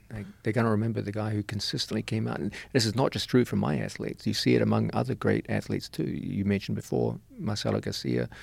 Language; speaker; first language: English; native; English